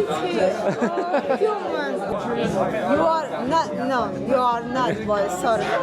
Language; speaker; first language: English; non-native, learner; Georgian